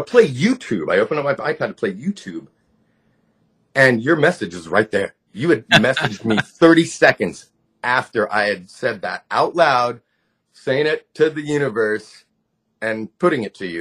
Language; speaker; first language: English; native; English